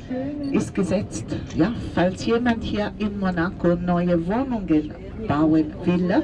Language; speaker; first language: German; non-native, fluent; Italian